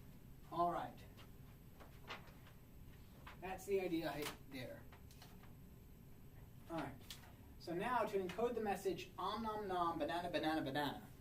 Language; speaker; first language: English; native; English